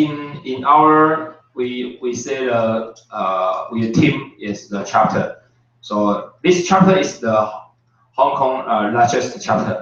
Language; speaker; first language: English; non-native, learner; Chinese